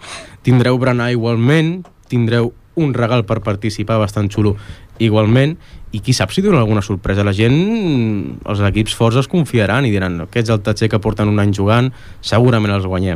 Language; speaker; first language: Catalan; native; Catalan